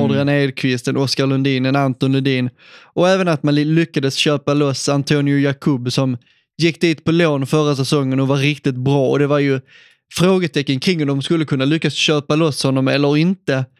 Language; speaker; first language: Swedish; native; Swedish